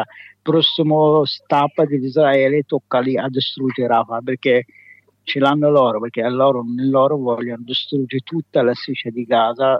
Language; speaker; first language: Italian; non-native, fluent; Arabic